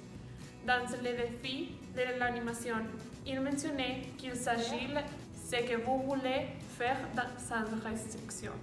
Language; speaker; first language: French; non-native, learner; Spanish